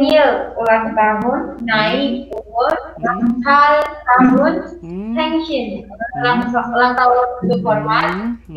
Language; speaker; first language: Korean; non-native, learner; Indonesian